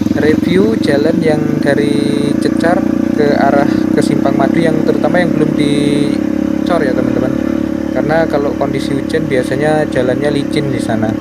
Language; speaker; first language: Indonesian; native; Indonesian